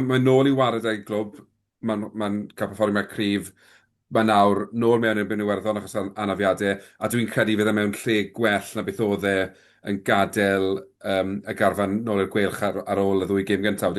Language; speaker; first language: Welsh; native; Welsh